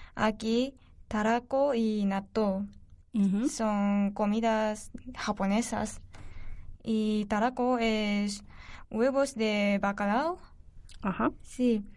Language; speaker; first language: Spanish; non-native, learner; Japanese